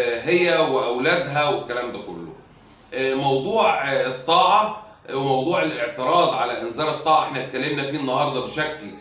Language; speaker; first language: Arabic; native; Arabic